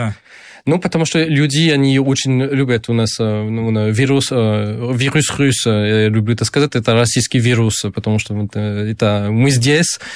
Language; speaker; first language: Russian; non-native, learner; French